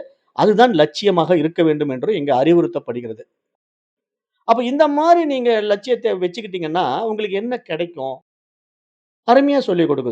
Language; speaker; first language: Tamil; native; Tamil